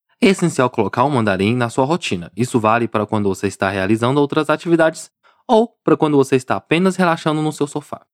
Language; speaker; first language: Portuguese; non-native, fluent; Chinese